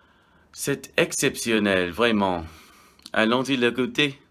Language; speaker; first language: French; non-native, learner; English